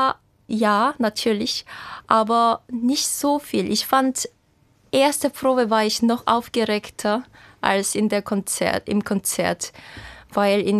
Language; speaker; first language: German; non-native, fluent; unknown